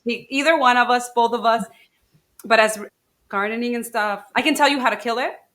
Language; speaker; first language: English; native; English